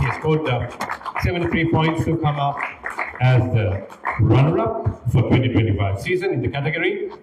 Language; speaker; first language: English; non-native, local second language; Sinhala